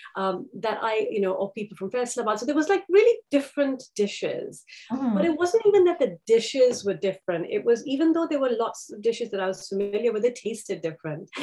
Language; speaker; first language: English; non-native, local second language; Urdu